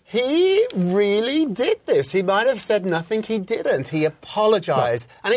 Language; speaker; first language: English; native; English